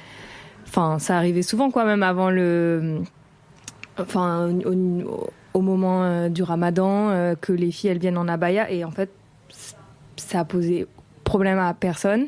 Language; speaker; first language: French; native; French